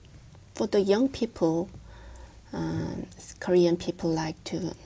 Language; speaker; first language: English; non-native, learner; Korean